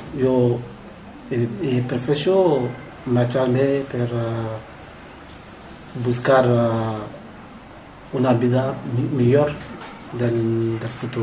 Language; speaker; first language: Spanish; non-native, learner; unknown